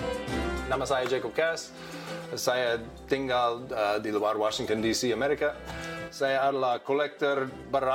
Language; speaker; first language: Indonesian; non-native, learner; English